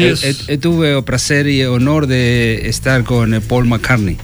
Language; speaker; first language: Portuguese; non-native, learner; Spanish